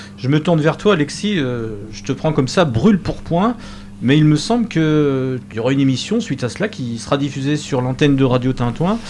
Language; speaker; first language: French; native; French